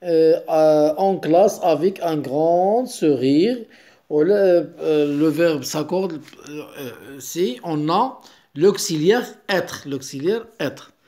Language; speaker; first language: French; non-native, local second language; Arabic